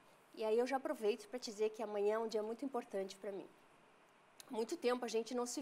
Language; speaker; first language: Portuguese; native; Portuguese